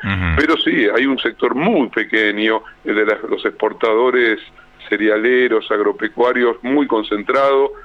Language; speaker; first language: Spanish; native; Spanish